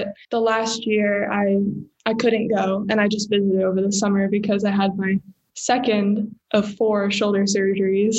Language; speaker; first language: English; native; English